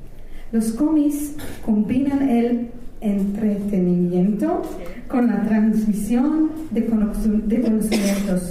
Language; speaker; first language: Spanish; non-native, fluent; Hebrew